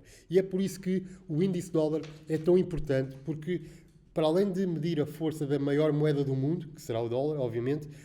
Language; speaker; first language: Portuguese; native; Portuguese